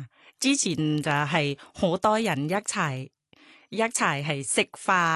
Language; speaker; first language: Cantonese; non-native, fluent; Thai